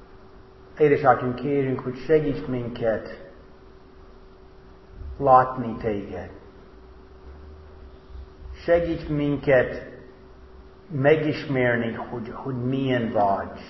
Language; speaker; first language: Hungarian; non-native, fluent; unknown